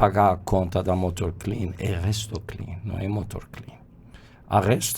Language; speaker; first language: Portuguese; non-native, fluent; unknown